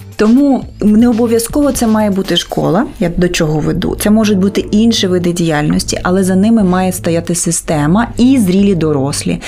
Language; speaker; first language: Ukrainian; native; Ukrainian